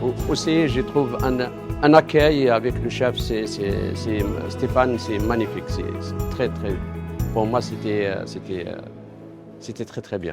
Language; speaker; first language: French; non-native, fluent; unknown